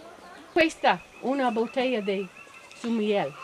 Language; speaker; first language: Spanish; non-native, learner; English